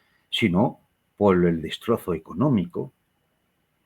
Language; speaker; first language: Spanish; native; Spanish